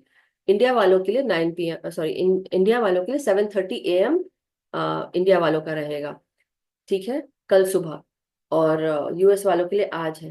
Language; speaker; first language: Hindi; native; Hindi